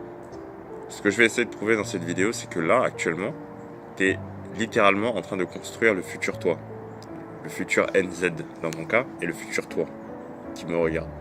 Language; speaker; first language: French; native; French